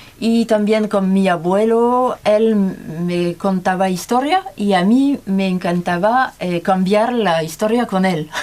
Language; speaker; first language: Spanish; non-native, learner; French